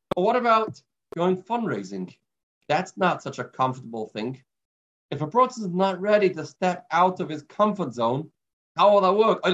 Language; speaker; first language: English; native; English